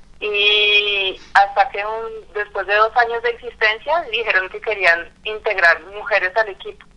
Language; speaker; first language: Spanish; non-native, fluent; French